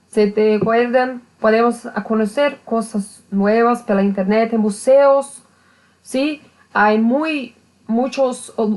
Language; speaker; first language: Spanish; non-native, learner; Portuguese